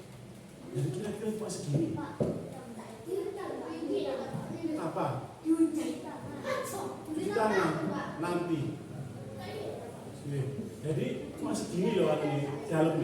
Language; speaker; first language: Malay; non-native, local second language; Javanese